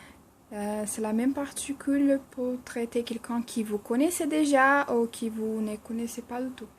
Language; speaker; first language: French; non-native, fluent; Portuguese